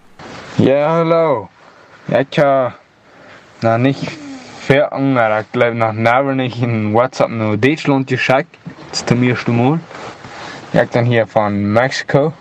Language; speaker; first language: German; non-native, learner; Plautdietsch